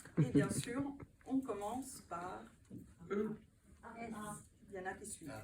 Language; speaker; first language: French; non-native, fluent; Italian